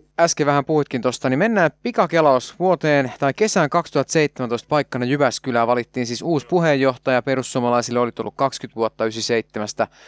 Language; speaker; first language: Finnish; native; Finnish